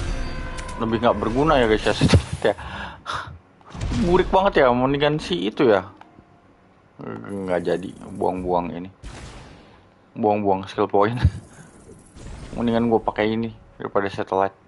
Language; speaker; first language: Indonesian; native; Indonesian